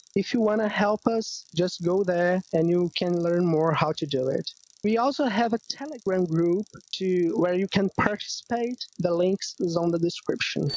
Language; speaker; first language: English; non-native, fluent; Portuguese